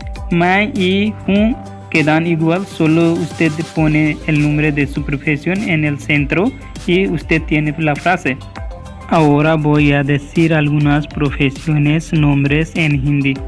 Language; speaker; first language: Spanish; non-native, learner; Hindi